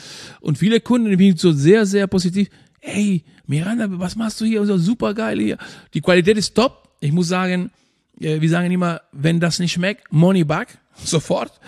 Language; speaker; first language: German; non-native, fluent; Spanish